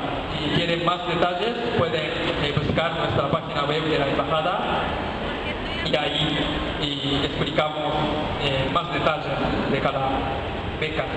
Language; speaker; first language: Spanish; non-native, learner; Japanese